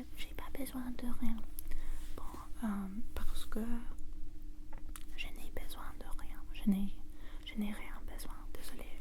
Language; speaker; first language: French; non-native, learner; English